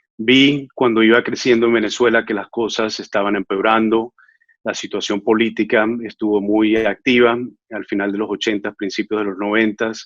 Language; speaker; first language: Spanish; native; Spanish